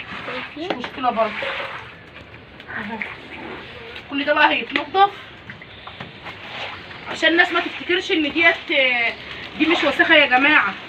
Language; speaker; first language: Arabic; native; Arabic